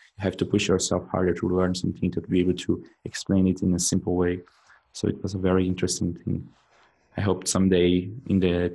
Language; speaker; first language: English; non-native, fluent; Portuguese